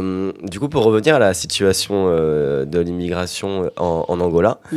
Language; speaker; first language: French; native; French